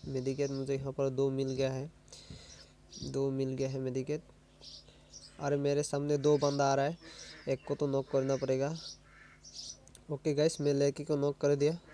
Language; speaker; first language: Hindi; non-native, local second language; Assamese